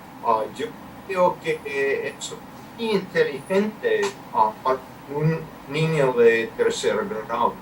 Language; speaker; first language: Spanish; non-native, fluent; English